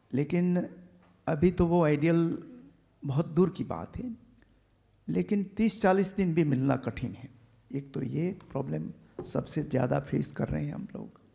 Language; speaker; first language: Hindi; non-native, local second language; Gujarati